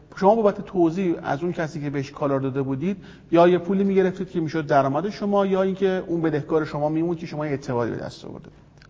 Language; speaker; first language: Persian; native; Persian